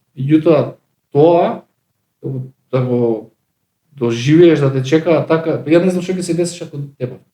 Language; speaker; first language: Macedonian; native; Macedonian